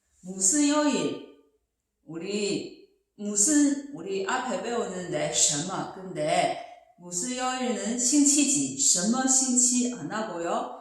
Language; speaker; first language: Korean; non-native, fluent; Chinese